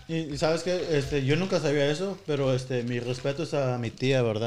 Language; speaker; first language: Spanish; early bilingual, heritage; Spanish